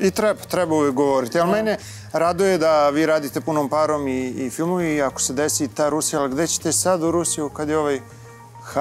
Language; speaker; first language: Serbian; native; Serbian